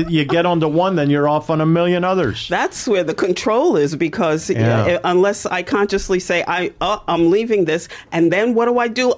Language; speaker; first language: English; native; English